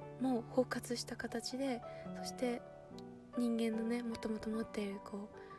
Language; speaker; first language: Japanese; native; Japanese